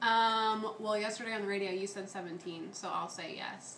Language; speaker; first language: English; native; English